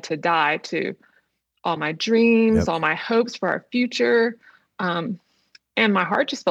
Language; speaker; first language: English; native; English